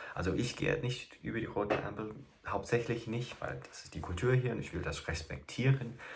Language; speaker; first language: German; non-native, fluent; English